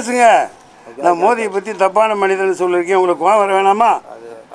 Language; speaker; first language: Tamil; native; Tamil